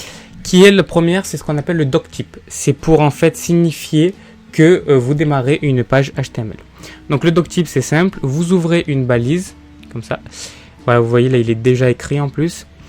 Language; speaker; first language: French; native; French